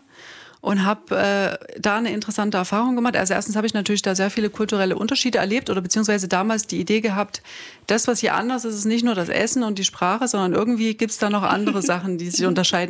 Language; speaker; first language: German; native; German